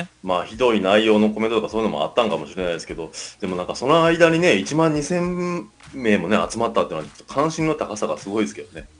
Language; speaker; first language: Japanese; native; Japanese